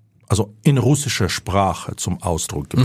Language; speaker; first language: German; non-native, fluent; Ukrainian